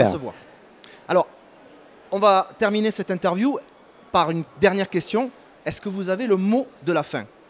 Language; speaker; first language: French; native; French